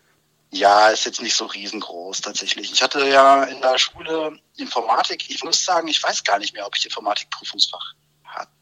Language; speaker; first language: German; native; German